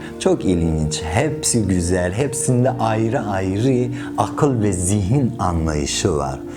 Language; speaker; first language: Turkish; non-native, fluent; Persian